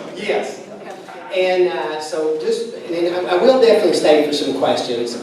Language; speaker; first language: English; native; English